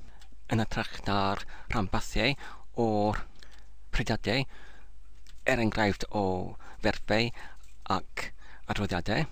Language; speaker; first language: Welsh; non-native, learner; English